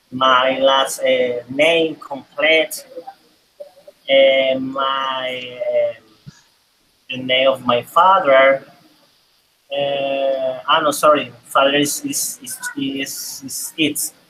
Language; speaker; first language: English; non-native, learner; Spanish